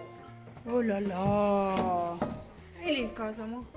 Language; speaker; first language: Italian; native; Italian